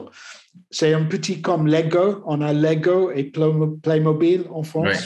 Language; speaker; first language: French; non-native, learner; English